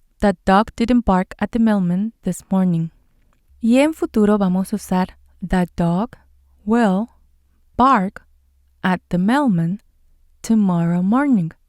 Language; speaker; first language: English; non-native, fluent; Spanish